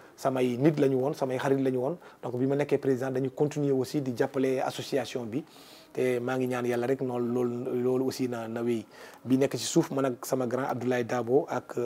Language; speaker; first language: Wolof; non-native, local second language; Fula